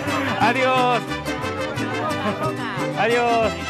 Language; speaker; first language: Spanish; non-native, learner; Korean